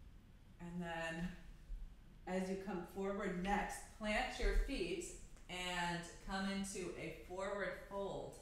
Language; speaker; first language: English; native; English